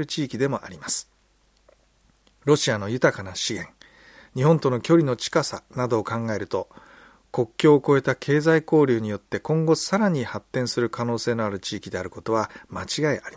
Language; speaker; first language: Japanese; native; Japanese